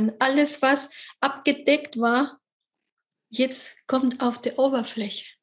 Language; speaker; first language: German; non-native, fluent; Spanish